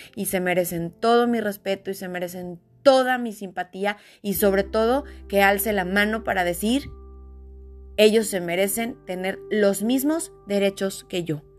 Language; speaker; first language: Spanish; native; Spanish